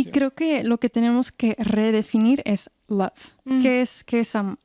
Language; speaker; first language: Spanish; early bilingual, heritage; Spanish